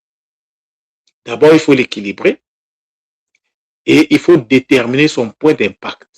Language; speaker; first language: French; non-native, local second language; Kongo